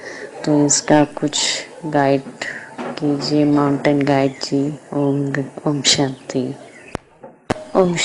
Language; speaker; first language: Hindi; native; Hindi